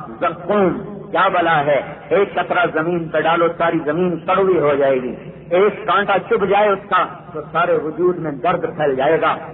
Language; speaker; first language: Urdu; non-native, local second language; Punjabi